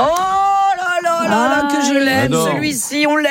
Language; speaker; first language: French; native; French